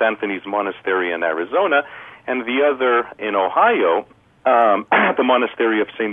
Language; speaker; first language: English; early bilingual, other home language; Greek